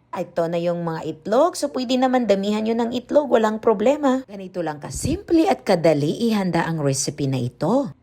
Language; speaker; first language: Filipino; non-native, local second language; Cebuano